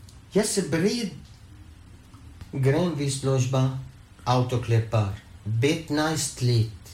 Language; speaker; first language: Slovenian; non-native, learner; Arabic